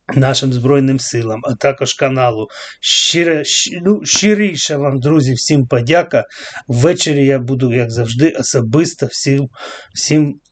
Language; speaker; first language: Ukrainian; non-native, local second language; Russian